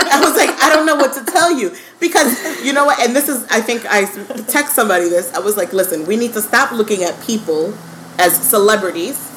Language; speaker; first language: English; native; English